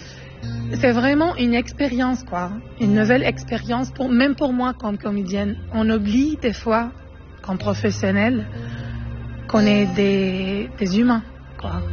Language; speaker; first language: French; non-native, fluent; Arabic